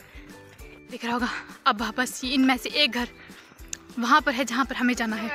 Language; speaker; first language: Hindi; native; Hindi